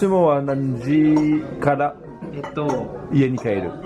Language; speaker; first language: Japanese; non-native, fluent; French